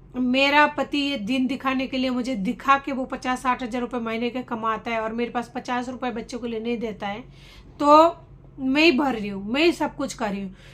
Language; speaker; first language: Hindi; non-native, local second language; Bangla